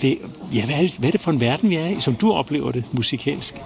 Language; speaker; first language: Danish; native; Danish